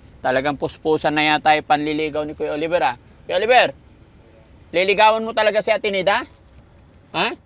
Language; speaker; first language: Filipino; native; Filipino